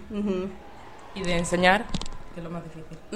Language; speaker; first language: Spanish; native; Spanish